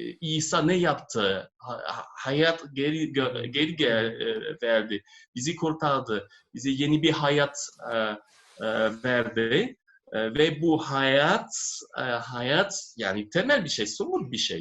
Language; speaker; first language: Turkish; non-native, fluent; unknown